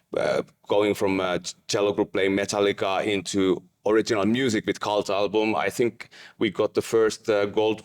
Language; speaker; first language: English; non-native, fluent; Finnish